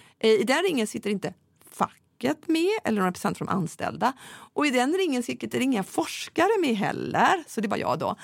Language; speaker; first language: Swedish; native; Swedish